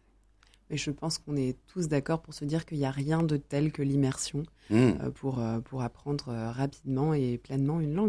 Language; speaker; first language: French; native; French